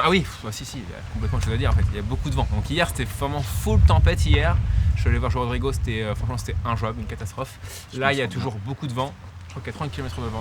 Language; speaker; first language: French; native; French